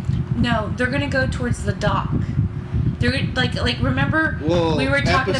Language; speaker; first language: English; native; English